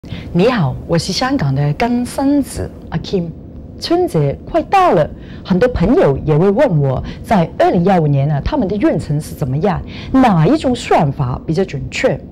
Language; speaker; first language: Chinese; non-native, local second language; Cantonese